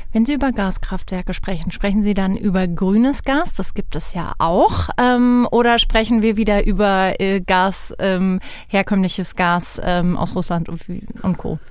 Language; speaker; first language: German; native; German